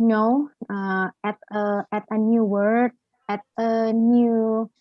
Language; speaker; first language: English; non-native, learner; Indonesian